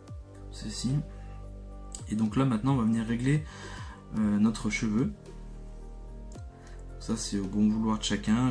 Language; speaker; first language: French; native; French